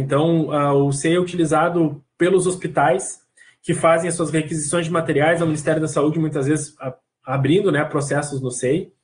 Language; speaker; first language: Portuguese; native; Portuguese